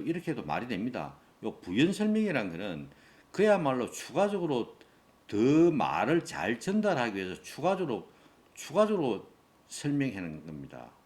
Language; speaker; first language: Korean; native; Korean